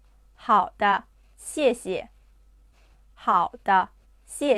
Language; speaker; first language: Chinese; non-native, fluent; Urdu